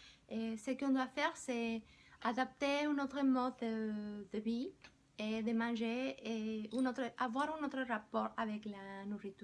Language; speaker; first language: French; non-native, fluent; Spanish